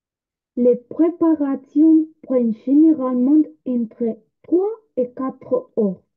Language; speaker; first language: French; non-native, learner; Spanish